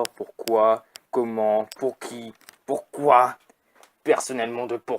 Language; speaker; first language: French; native; French